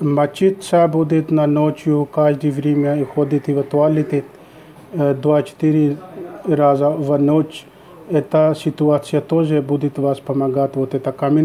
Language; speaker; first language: Russian; non-native, learner; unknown